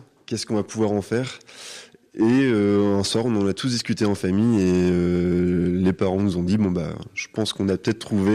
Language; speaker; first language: French; native; French